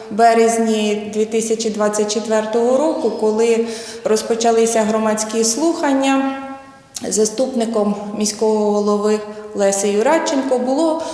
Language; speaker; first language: Ukrainian; native; Ukrainian